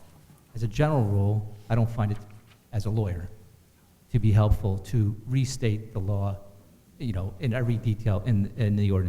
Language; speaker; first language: English; native; English